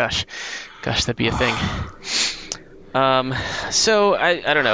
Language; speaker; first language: English; native; English